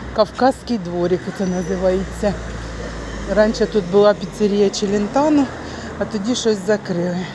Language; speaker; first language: Ukrainian; native; Ukrainian